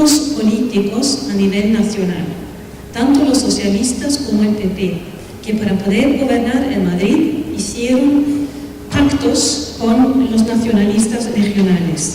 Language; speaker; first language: Spanish; non-native, fluent; Swedish